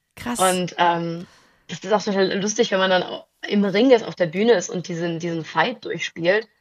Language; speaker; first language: German; native; German